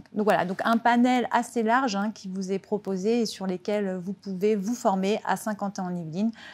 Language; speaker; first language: French; native; French